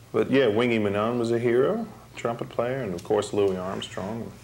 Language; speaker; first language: English; native; English